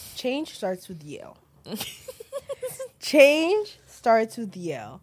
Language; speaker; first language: English; early bilingual, other home language; Filipino